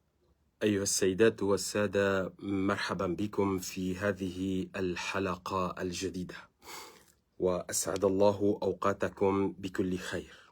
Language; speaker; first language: Arabic; non-native, local second language; Comorian